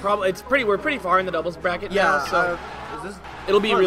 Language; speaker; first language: English; native; English